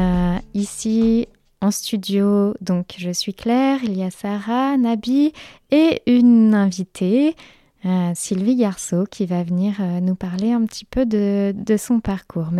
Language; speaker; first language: French; native; French